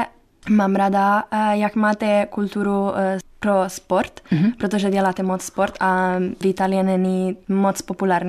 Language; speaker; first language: Czech; non-native, learner; Italian